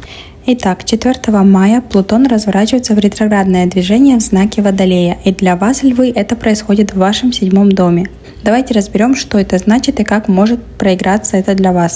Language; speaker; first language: Russian; native; Russian